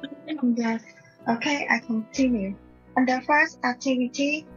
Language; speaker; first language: English; non-native, learner; Vietnamese